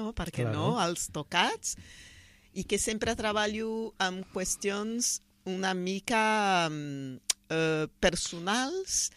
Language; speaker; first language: Catalan; non-native, fluent; Portuguese